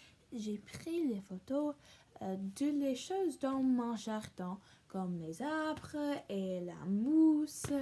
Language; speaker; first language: French; non-native, learner; English